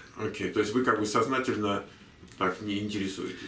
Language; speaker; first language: Russian; native; Russian